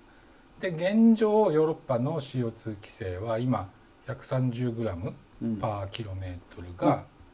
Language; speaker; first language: Japanese; native; Japanese